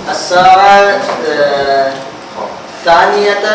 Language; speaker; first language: Arabic; non-native, learner; Urdu